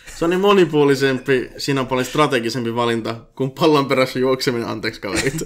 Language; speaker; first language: Finnish; native; Finnish